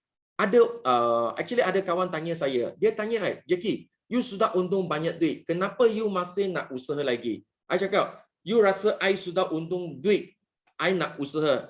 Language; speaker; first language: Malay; non-native, local second language; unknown